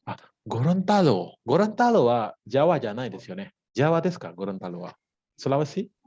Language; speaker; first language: Japanese; non-native, fluent; Indonesian